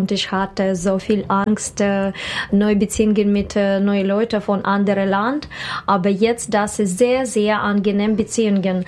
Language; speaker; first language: German; non-native, learner; Russian